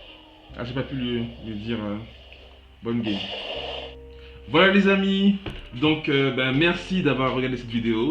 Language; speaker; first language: French; native; French